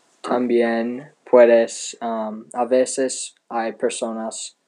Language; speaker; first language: Spanish; non-native, learner; English